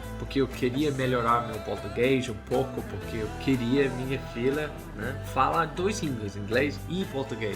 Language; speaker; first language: Portuguese; non-native, learner; English